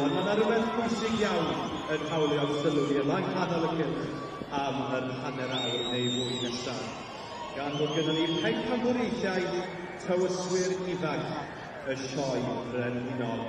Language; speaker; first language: Welsh; native; Welsh